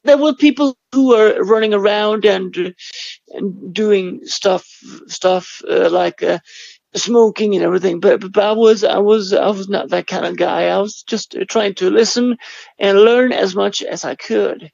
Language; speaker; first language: English; non-native, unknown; Swedish